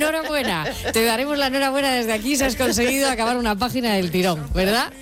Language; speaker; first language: Spanish; native; Spanish